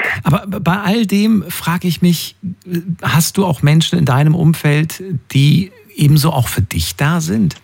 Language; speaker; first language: German; native; German